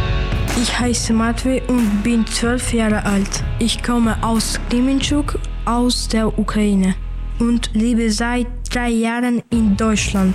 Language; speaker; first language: German; early bilingual, other home language; Ukrainian